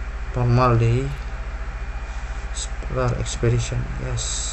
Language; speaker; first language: English; non-native, learner; Indonesian